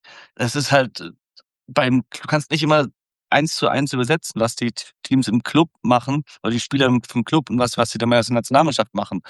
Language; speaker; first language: German; native; German